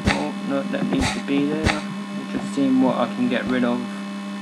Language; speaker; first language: English; native; English